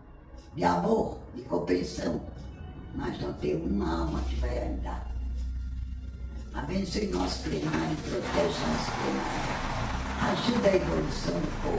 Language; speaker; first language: Portuguese; native; Portuguese